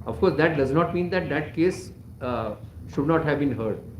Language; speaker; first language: English; non-native, local second language; Marathi